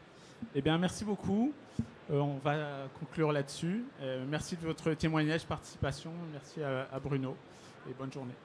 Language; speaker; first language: French; native; French